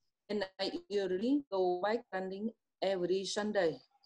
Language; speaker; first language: English; non-native, learner; Vietnamese